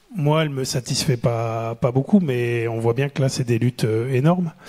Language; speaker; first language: French; native; French